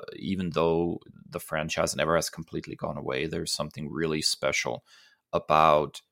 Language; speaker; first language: English; early bilingual, other home language; German